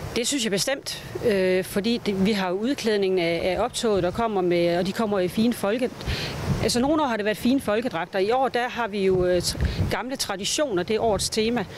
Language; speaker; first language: Danish; native; Danish